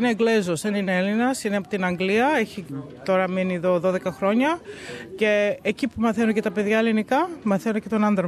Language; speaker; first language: Greek; early bilingual, heritage; Greek